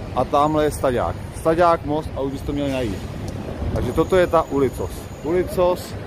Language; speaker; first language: Czech; native; Czech